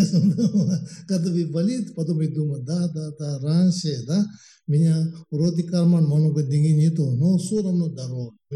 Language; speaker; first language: Russian; non-native, learner; Tibetan